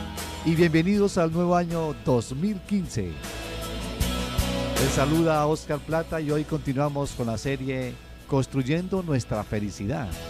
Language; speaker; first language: Spanish; native; Spanish